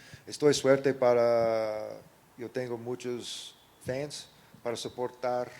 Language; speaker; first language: Spanish; early bilingual, heritage; English